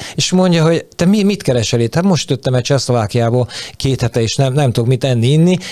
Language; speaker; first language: Hungarian; native; Hungarian